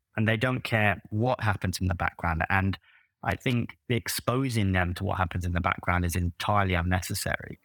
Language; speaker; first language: English; native; English